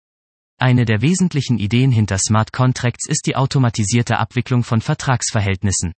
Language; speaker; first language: German; native; German